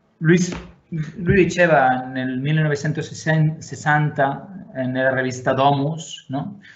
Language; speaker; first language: Italian; non-native, fluent; Catalan